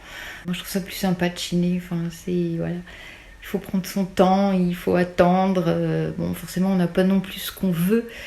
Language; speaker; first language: French; native; French